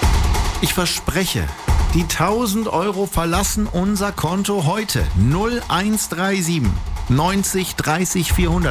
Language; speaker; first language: German; native; German